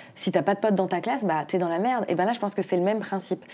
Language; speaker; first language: French; native; French